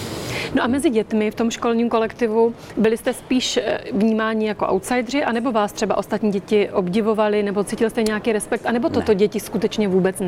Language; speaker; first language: Czech; native; Czech